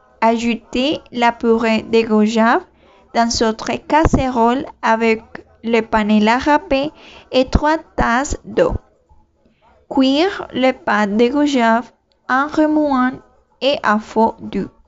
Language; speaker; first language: French; non-native, learner; Spanish